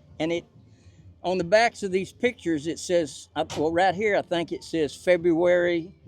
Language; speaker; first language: English; native; English